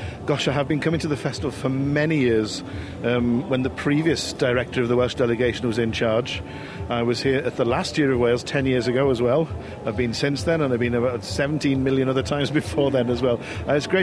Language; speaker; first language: English; native; English